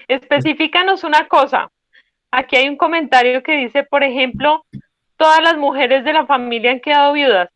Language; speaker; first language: Spanish; native; Spanish